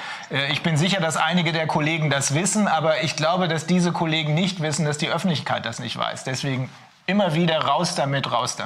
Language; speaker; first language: German; native; German